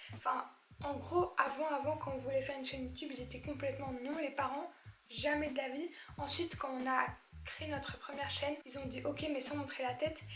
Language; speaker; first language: French; early bilingual, other home language; Polish